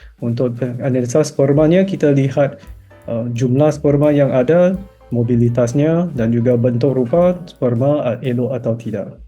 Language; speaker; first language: Malay; non-native, local second language; Chinese